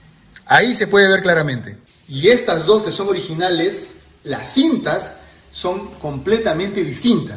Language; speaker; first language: Spanish; native; Spanish